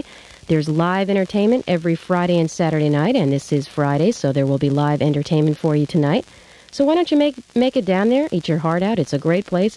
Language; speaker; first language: English; native; English